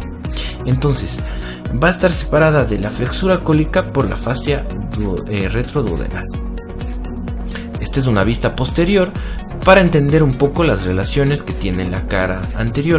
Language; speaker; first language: Spanish; native; Spanish